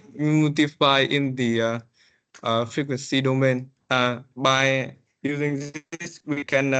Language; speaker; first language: English; non-native, fluent; Vietnamese